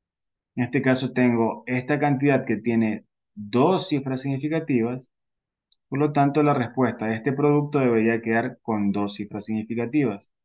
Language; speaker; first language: Spanish; native; Spanish